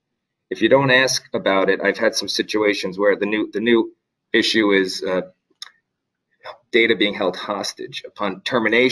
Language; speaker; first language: English; native; English